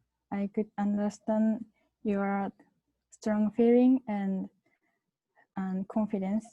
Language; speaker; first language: English; non-native, learner; Japanese